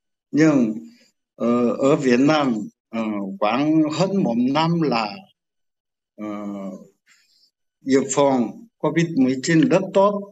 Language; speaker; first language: Vietnamese; non-native, learner; Korean